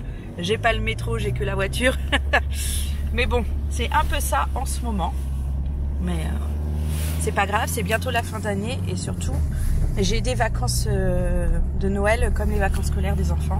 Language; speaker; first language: French; native; French